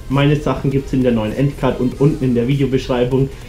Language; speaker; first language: German; native; German